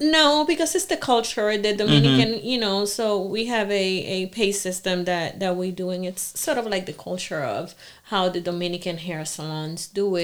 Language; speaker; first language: English; non-native, fluent; Spanish